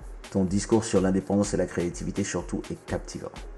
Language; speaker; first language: French; native; French